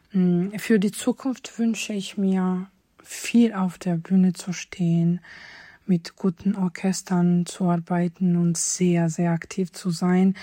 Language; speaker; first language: German; non-native, fluent; Georgian